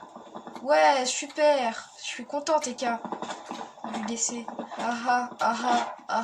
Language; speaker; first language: French; native; French